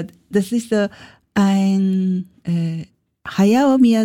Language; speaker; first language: German; non-native, learner; Japanese